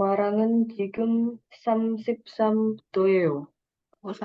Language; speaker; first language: Korean; non-native, learner; Indonesian